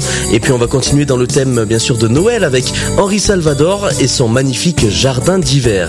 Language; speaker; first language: French; native; French